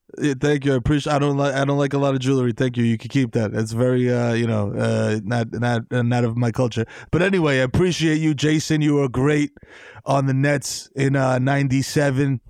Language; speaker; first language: English; early bilingual, other home language; Spanish